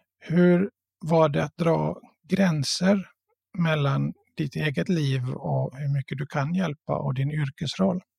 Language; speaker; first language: Swedish; native; Swedish